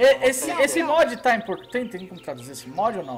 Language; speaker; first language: Portuguese; native; Portuguese